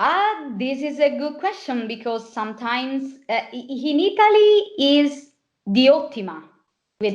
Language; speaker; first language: English; non-native, fluent; Italian